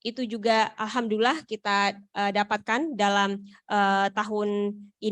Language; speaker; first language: Indonesian; native; Indonesian